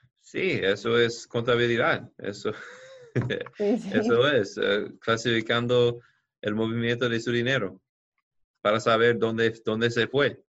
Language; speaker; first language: Spanish; non-native, fluent; English